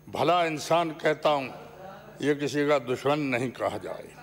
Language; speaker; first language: Hindi; native; Hindi